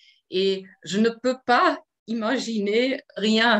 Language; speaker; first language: French; non-native, fluent; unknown